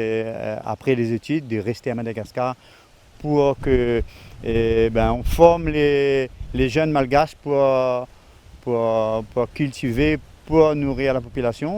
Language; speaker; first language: French; non-native, local second language; Réunion Creole French